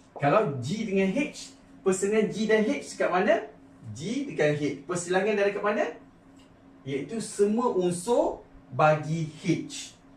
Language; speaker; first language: Malay; native; Malay